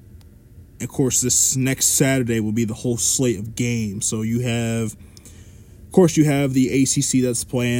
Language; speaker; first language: English; native; English